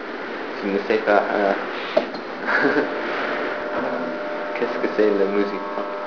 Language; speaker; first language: French; non-native, learner; English